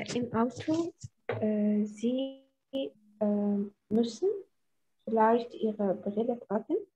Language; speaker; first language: German; non-native, learner; Arabic